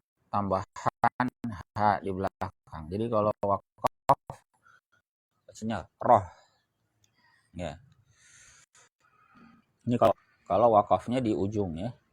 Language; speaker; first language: Indonesian; native; Indonesian